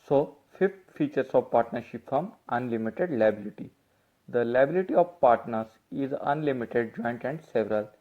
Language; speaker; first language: English; non-native, local second language; Marathi